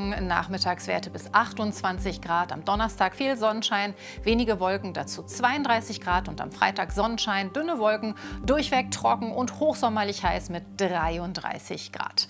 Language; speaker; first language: German; native; German